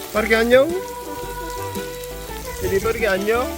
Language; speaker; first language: Korean; native; Korean